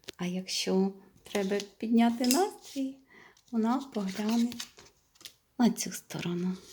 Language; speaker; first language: Ukrainian; non-native, local second language; Russian